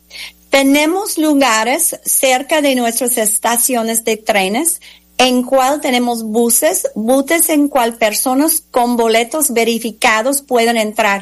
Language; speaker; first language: Spanish; non-native, fluent; English